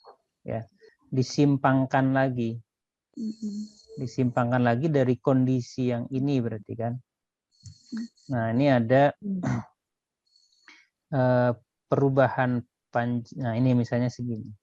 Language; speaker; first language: Indonesian; native; Indonesian